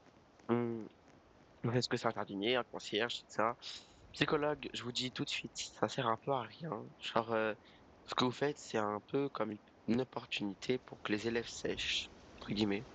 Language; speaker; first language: French; native; French